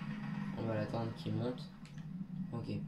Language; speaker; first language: French; native; French